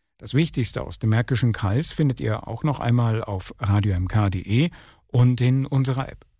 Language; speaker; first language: German; native; German